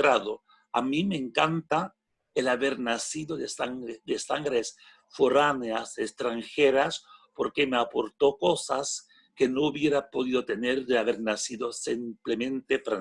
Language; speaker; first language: Spanish; non-native, fluent; French